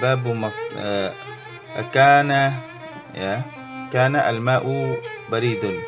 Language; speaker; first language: Arabic; non-native, fluent; Indonesian